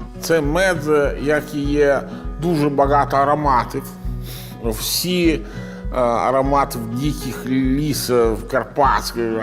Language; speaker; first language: Ukrainian; non-native, learner; Italian